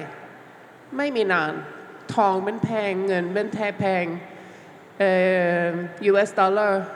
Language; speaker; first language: Thai; non-native, learner; Norwegian